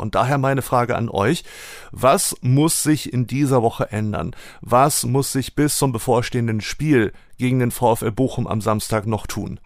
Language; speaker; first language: German; native; German